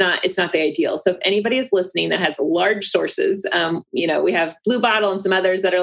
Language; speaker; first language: English; native; English